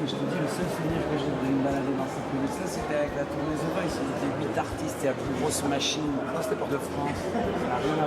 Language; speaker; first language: French; native; French